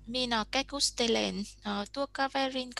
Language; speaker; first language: Finnish; non-native, learner; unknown